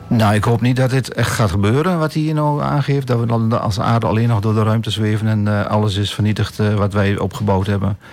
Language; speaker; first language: Dutch; native; Dutch